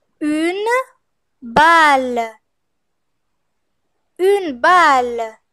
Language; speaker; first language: French; non-native, fluent; Arabic